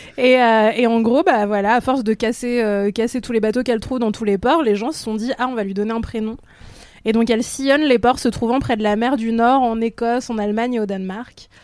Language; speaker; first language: French; native; French